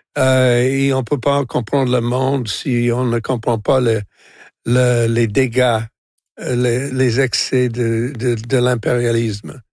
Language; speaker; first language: French; non-native, local second language; English